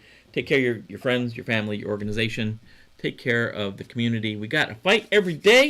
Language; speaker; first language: English; native; English